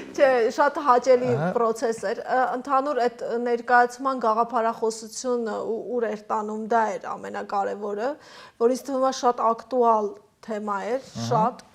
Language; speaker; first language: Armenian; native; Armenian